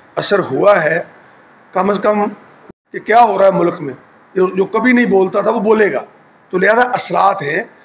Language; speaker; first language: Urdu; non-native, local second language; Punjabi